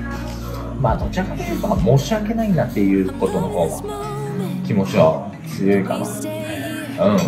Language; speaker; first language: Japanese; native; Japanese